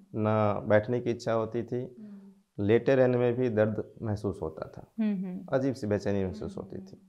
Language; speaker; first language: Hindi; native; Hindi